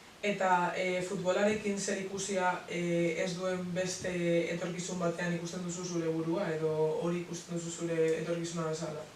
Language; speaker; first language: Basque; non-native, local second language; Spanish